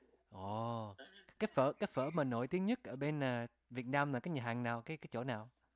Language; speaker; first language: Vietnamese; early bilingual, heritage; Vietnamese